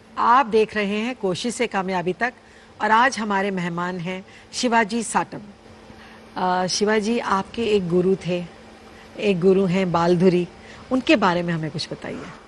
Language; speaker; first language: Hindi; native; Hindi